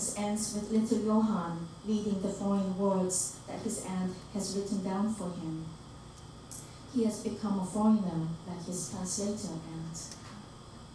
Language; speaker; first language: English; early bilingual, other home language; Korean